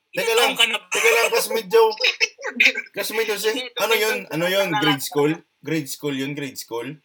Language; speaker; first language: Filipino; non-native, local second language; Hiligaynon